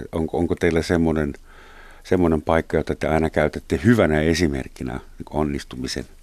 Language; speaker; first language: Finnish; non-native, fluent; German